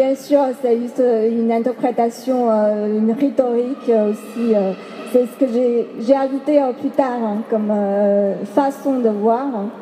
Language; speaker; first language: French; non-native, fluent; Chinese